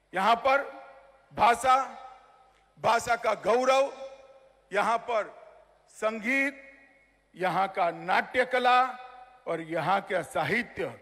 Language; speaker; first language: Hindi; non-native, local second language; Gujarati